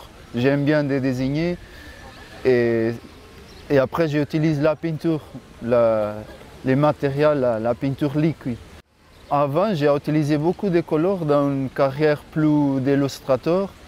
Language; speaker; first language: French; non-native, fluent; Portuguese